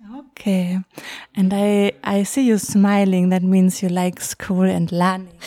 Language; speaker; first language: English; non-native, fluent; German